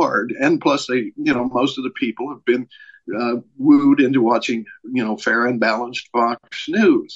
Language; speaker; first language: English; native; English